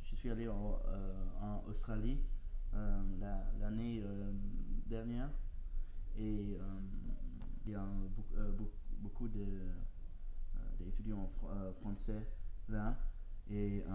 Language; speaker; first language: French; non-native, learner; Dutch